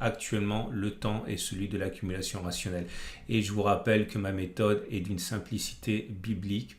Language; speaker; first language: French; native; French